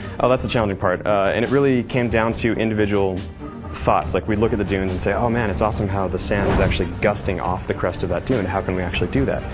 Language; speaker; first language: English; native; English